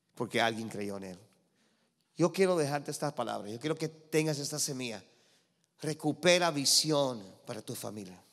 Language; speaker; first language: Spanish; early bilingual, heritage; Spanish